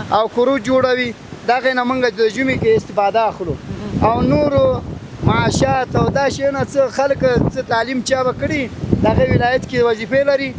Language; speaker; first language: Pashto; non-native, local second language; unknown